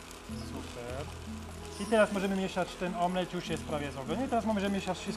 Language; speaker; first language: Polish; non-native, learner; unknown